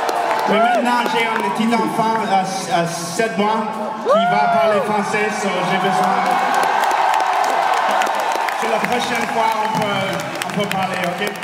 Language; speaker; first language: French; non-native, learner; English